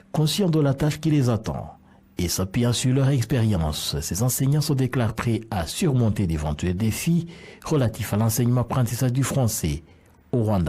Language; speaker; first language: French; non-native, local second language; Kinyarwanda